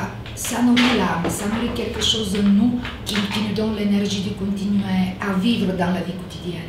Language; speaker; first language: French; non-native, fluent; Bulgarian